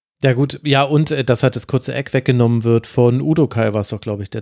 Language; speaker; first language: German; native; German